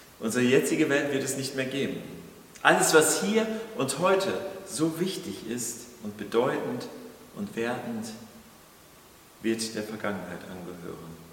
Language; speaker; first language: German; native; German